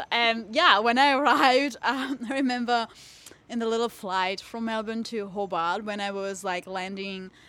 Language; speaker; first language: English; non-native, fluent; Italian